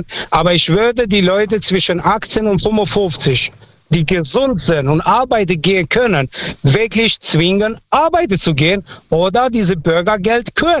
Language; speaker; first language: German; non-native, local second language; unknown